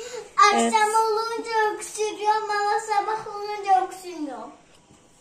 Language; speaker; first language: Turkish; early bilingual, heritage; Turkish